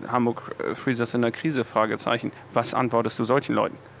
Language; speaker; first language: German; native; German